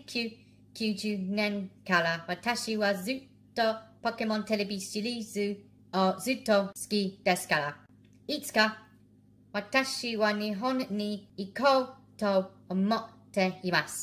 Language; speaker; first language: Japanese; non-native, learner; English